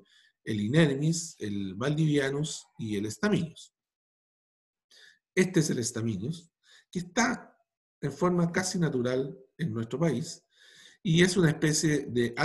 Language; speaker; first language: Spanish; native; Spanish